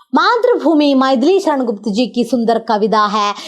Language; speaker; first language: Hindi; non-native, local second language; Malayalam